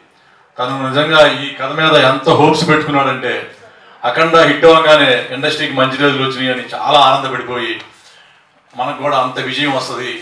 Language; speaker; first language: Telugu; native; Telugu